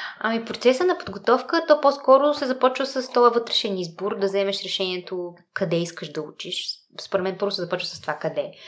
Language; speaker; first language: Bulgarian; native; Bulgarian